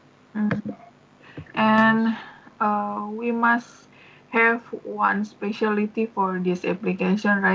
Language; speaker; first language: English; non-native, learner; Indonesian